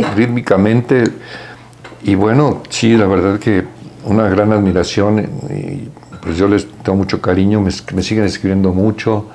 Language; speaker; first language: Spanish; native; Spanish